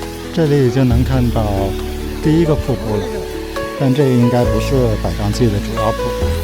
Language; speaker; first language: Chinese; native; Chinese